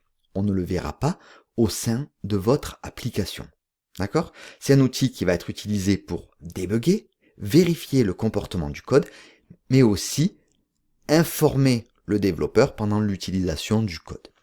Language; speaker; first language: French; native; French